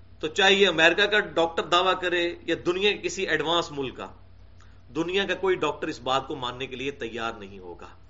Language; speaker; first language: Urdu; non-native, local second language; Punjabi